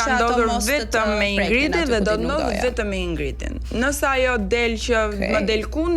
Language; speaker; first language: Albanian; native; Albanian